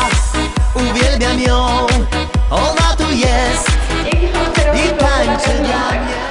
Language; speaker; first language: Polish; non-native, learner; Turkish